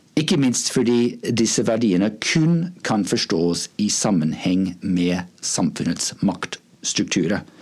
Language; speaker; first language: Norwegian; non-native, fluent; English